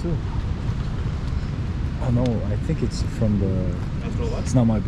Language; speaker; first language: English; non-native, learner; Korean